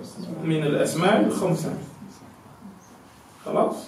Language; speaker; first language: Arabic; non-native, local second language; Comorian